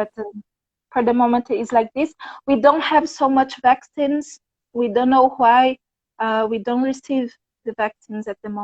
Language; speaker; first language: English; non-native, fluent; Portuguese